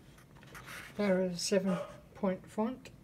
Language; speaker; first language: English; native; English